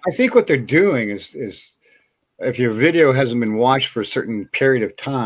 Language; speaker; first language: English; native; English